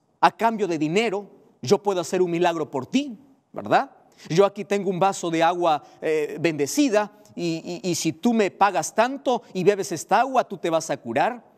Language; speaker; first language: Spanish; native; Spanish